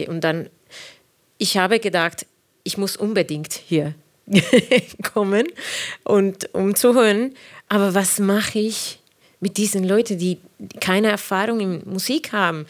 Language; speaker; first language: German; non-native, fluent; Spanish